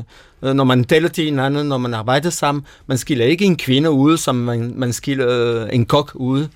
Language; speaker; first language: Danish; non-native, fluent; French